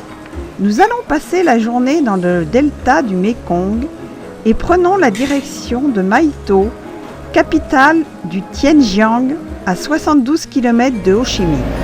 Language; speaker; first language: French; native; French